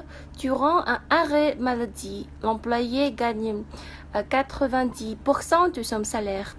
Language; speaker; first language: French; non-native, fluent; Vietnamese